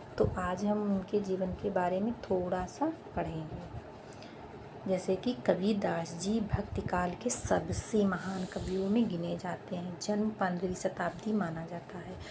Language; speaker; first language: Hindi; native; Hindi